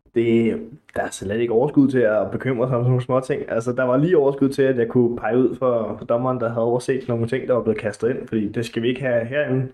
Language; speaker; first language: Danish; native; Danish